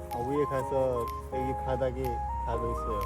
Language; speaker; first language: Korean; non-native, learner; Nepali